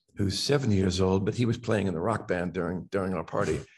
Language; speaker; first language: English; native; English